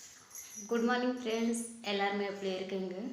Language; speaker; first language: Tamil; non-native, local second language; Odia